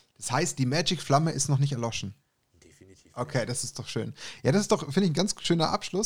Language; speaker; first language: German; native; German